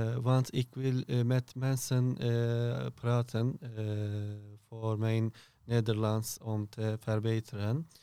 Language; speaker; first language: Dutch; non-native, learner; Turkish